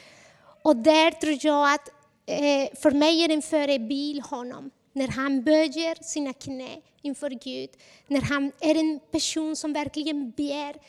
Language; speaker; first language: Swedish; non-native, fluent; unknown